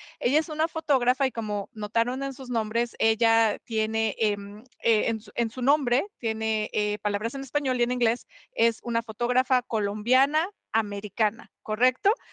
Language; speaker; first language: Spanish; native; Spanish